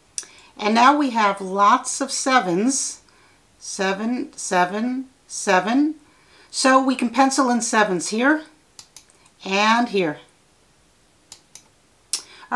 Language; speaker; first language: English; native; English